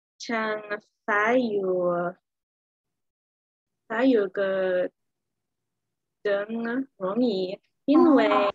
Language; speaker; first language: Chinese; non-native, learner; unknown